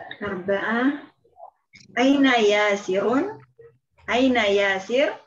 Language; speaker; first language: Arabic; non-native, learner; Indonesian